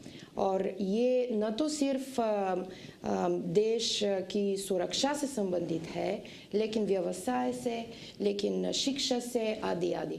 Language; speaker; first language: Hindi; non-native, fluent; Bulgarian